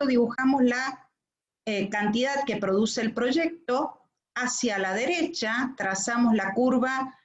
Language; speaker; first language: Spanish; native; Spanish